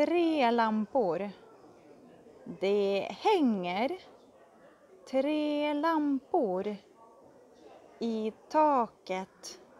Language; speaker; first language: Swedish; non-native, fluent; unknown